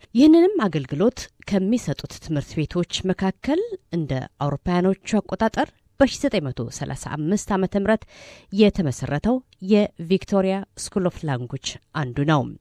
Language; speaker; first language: Amharic; native; Amharic